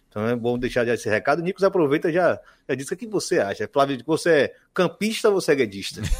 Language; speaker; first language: Portuguese; native; Portuguese